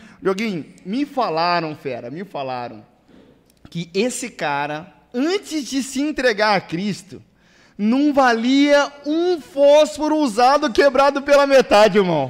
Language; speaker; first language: Portuguese; native; Portuguese